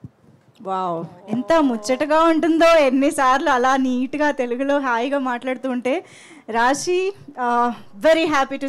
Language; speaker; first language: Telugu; native; Telugu